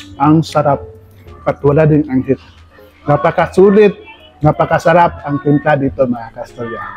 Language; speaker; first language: Filipino; non-native, local second language; Cebuano